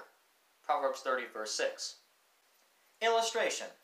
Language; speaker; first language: English; native; English